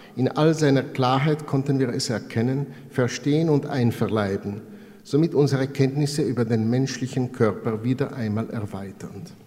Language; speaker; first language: German; non-native, fluent; Italian